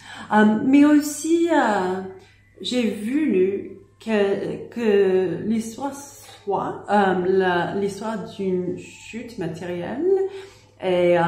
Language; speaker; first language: French; non-native, learner; English